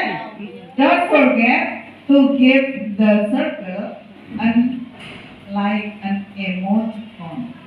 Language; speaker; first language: English; non-native, fluent; Indonesian